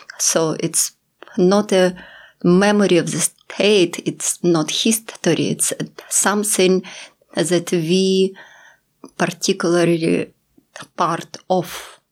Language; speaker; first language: English; non-native, fluent; Russian